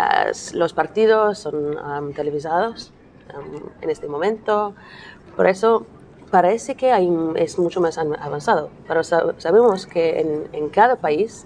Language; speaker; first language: Spanish; non-native, learner; English